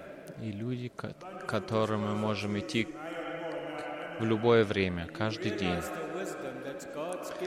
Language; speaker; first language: Russian; non-native, fluent; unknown